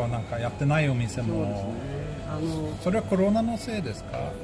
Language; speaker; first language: Japanese; non-native, fluent; Swedish